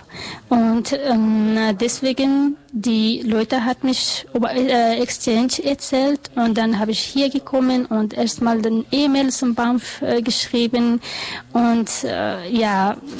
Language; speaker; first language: German; non-native, learner; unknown